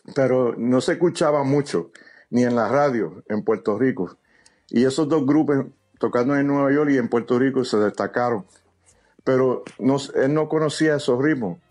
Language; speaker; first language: Spanish; early bilingual, heritage; Spanish